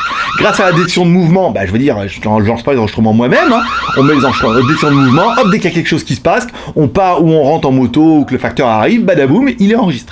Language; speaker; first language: French; native; French